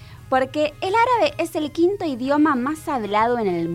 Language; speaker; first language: Spanish; native; Spanish